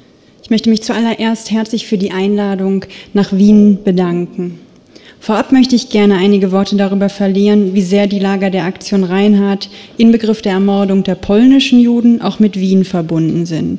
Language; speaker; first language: German; native; German